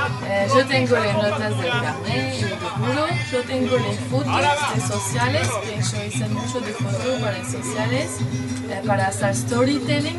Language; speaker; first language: Spanish; non-native, learner; French